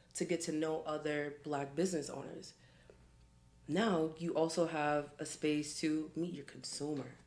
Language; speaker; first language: English; native; English